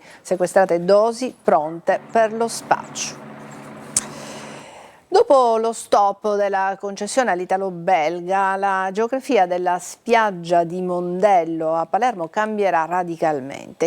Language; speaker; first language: Italian; native; Italian